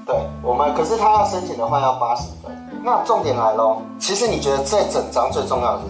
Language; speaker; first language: Chinese; native; Chinese